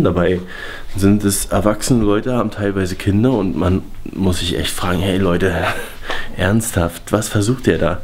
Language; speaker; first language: German; native; German